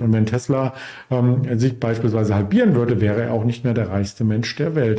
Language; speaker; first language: German; native; German